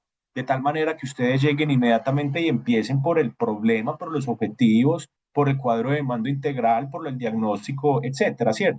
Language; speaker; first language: Spanish; native; Spanish